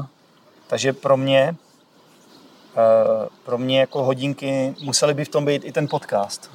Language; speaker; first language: Czech; native; Czech